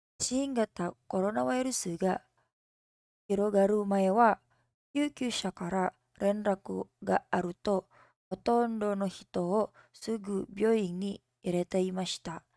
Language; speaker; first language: Japanese; non-native, learner; Indonesian